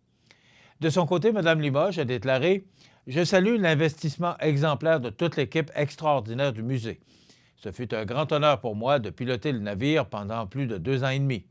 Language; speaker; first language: French; native; French